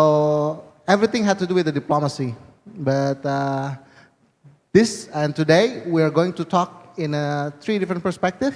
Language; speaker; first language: English; non-native, fluent; Indonesian